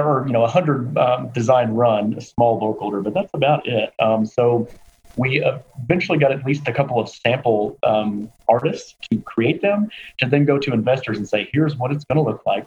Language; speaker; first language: English; native; English